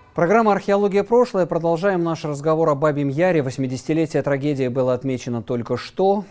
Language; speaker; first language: Russian; native; Russian